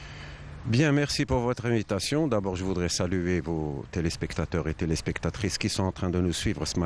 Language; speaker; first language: French; non-native, local second language; Arabic